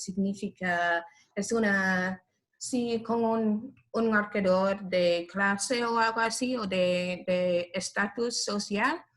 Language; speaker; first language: Spanish; non-native, learner; English